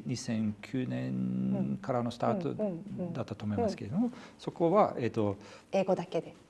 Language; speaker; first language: Japanese; non-native, fluent; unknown